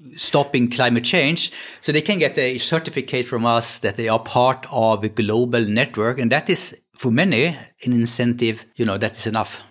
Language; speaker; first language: English; non-native, fluent; Swedish